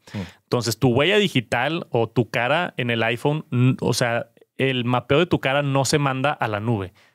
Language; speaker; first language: Spanish; native; Spanish